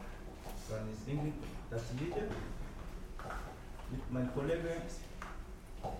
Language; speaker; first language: German; non-native, learner; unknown